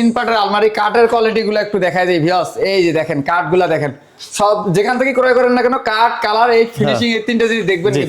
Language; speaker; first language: Bangla; native; Bangla